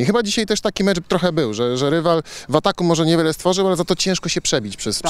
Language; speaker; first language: Polish; native; Polish